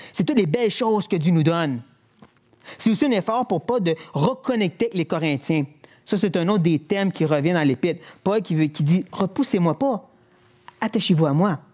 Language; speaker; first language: French; native; French